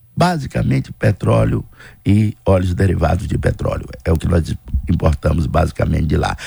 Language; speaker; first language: Portuguese; native; Portuguese